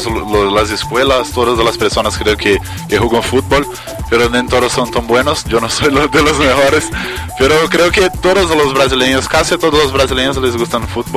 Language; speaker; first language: Spanish; non-native, learner; Portuguese